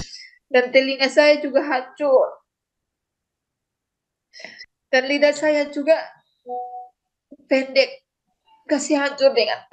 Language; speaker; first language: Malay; non-native, local second language; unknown